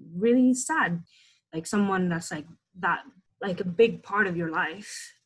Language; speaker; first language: English; non-native, fluent; Indonesian